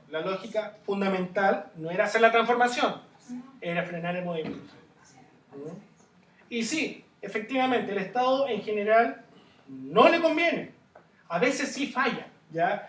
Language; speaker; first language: Spanish; native; Spanish